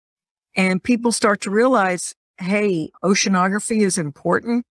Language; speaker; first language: English; native; English